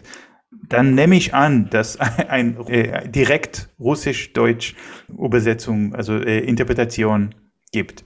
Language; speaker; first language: German; non-native, fluent; Hebrew